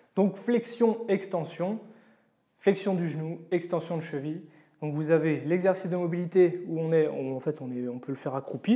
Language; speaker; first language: French; native; French